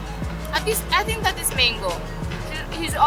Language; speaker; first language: English; non-native, local second language; Filipino